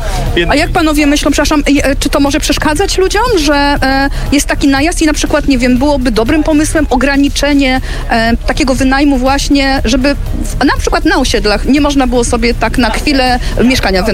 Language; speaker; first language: Polish; native; Polish